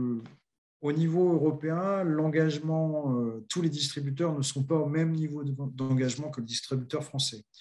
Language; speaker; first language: French; native; French